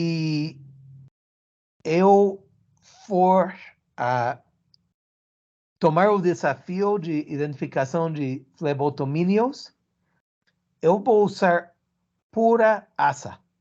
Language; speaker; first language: Portuguese; non-native, learner; English